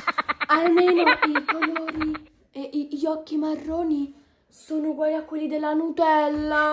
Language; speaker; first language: Italian; native; Italian